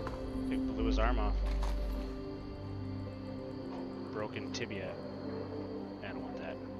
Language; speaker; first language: English; native; English